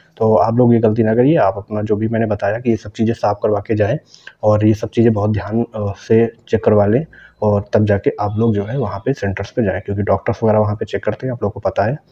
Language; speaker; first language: Hindi; native; Hindi